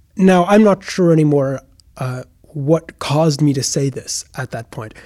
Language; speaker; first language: English; native; English